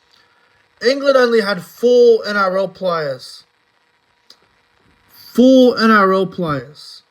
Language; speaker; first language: English; native; English